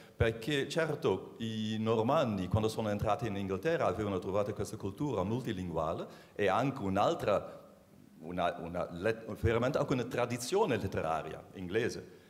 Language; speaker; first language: Italian; non-native, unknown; Dutch